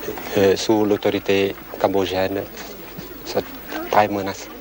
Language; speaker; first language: French; non-native, learner; Khmer